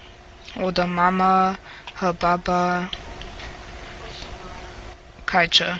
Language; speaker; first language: Chinese; non-native, learner; English